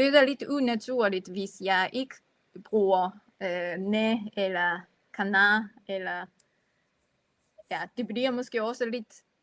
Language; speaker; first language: Danish; non-native, fluent; Japanese